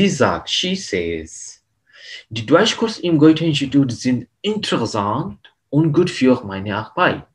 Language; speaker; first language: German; non-native, learner; Hindi